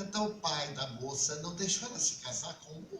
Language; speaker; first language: Portuguese; native; Portuguese